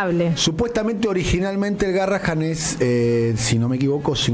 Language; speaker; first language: Spanish; native; Spanish